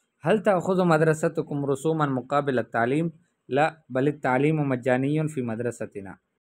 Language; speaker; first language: Urdu; native; Urdu